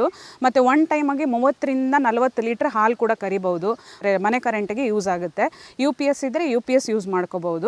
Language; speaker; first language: Kannada; native; Kannada